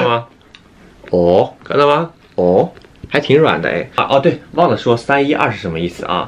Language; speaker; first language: Chinese; native; Chinese